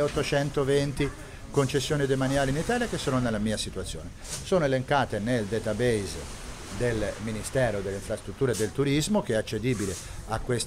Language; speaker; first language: Italian; native; Italian